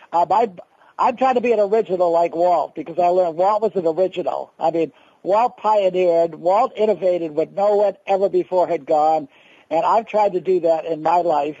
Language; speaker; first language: English; native; English